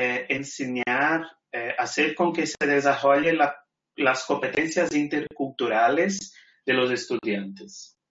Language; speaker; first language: Spanish; non-native, fluent; Portuguese